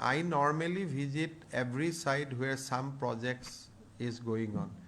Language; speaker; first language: English; non-native, local second language; Assamese